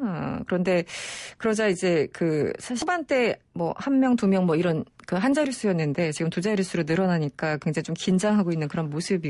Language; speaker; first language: Korean; native; Korean